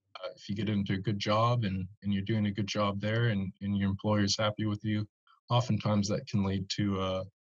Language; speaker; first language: English; native; English